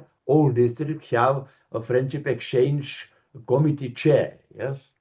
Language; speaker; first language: English; non-native, learner; Lithuanian